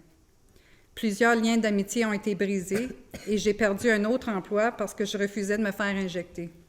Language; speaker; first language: French; native; French